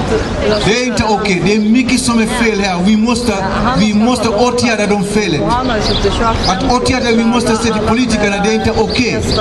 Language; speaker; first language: Swedish; non-native, fluent; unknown